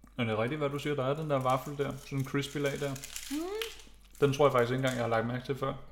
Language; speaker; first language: Danish; native; Danish